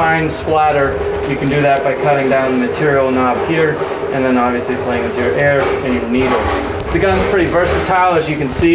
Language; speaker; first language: English; native; English